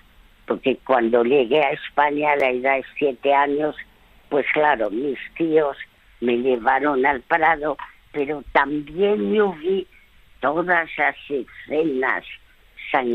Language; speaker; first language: Spanish; early bilingual, other home language; French